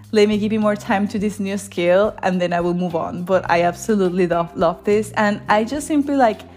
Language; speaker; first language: English; non-native, fluent; Spanish